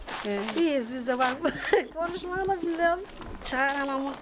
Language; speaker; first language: Turkish; native; Turkish